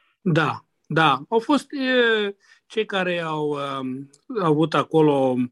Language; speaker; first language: Romanian; non-native, local second language; Hungarian